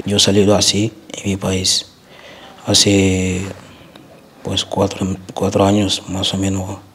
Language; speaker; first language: Spanish; non-native, learner; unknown